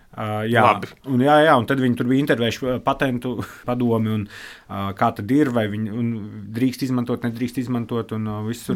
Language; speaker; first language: Latvian; native; Latvian